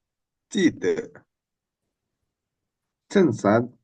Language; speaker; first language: Chinese; non-native, learner; Indonesian